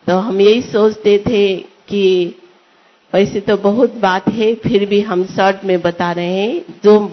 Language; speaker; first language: Hindi; non-native, local second language; Nepali